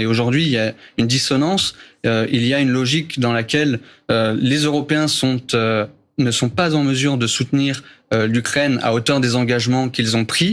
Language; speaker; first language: French; native; French